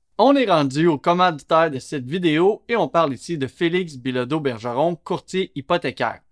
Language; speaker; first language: French; native; French